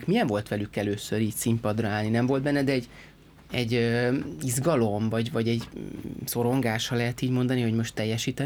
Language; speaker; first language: Hungarian; native; Hungarian